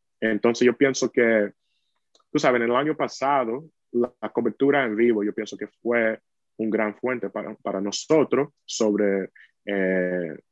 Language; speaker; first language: Spanish; early bilingual, heritage; Spanish